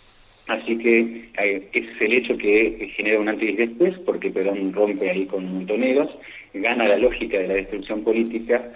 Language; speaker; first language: Spanish; native; Spanish